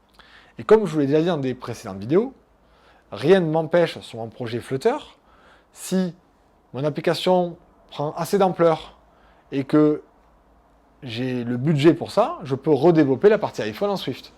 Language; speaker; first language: French; native; French